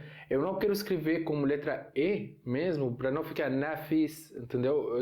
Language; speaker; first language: Portuguese; non-native, fluent; Arabic